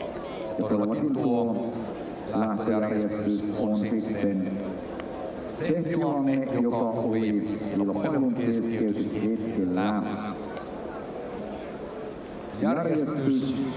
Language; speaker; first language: Finnish; native; Finnish